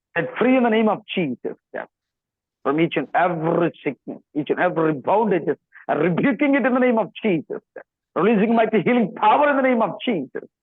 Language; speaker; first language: English; non-native, local second language; Telugu